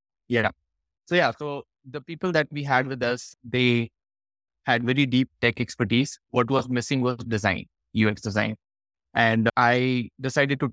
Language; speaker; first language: English; non-native, local second language; Hindi